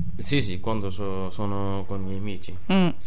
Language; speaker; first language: Italian; non-native, learner; Punjabi